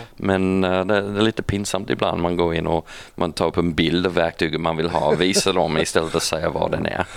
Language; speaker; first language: Swedish; non-native, fluent; English